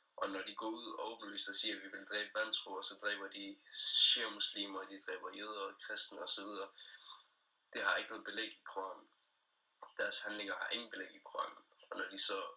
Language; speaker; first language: Danish; early bilingual, other home language; Persian